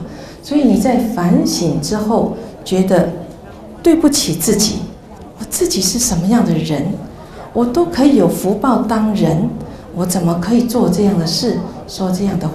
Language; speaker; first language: Chinese; native; Chinese